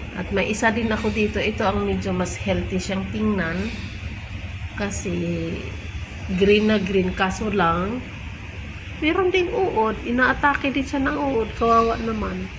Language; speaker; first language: Filipino; native; Filipino